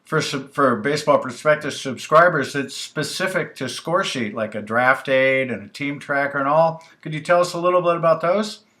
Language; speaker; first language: English; native; English